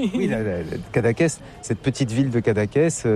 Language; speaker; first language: French; native; French